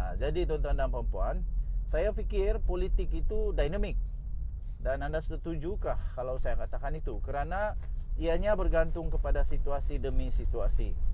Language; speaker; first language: Malay; non-native, local second language; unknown